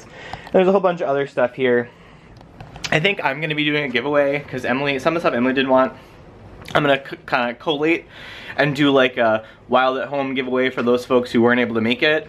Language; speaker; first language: English; native; English